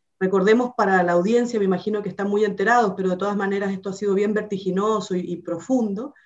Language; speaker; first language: Spanish; native; Spanish